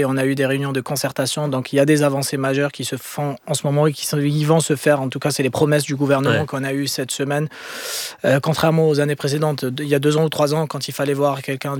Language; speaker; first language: French; non-native, local second language; Arabic